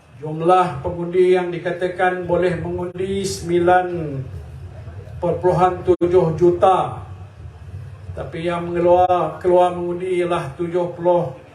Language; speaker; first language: Malay; native; Malay